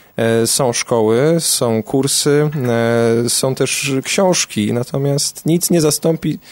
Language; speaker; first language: Polish; native; Polish